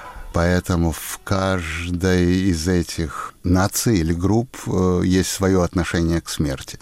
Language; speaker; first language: Russian; native; Russian